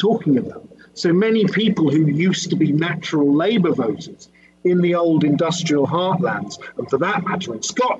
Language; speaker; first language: English; native; English